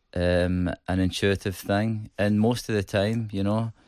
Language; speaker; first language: English; native; English